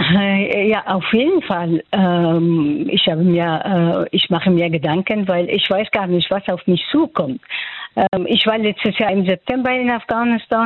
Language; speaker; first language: German; non-native, fluent; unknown